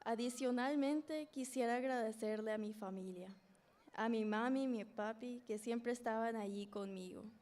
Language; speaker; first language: Spanish; early bilingual, other home language; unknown